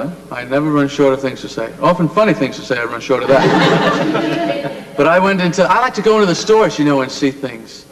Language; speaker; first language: English; native; English